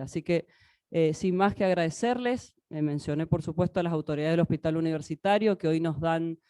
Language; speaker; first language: Spanish; native; Spanish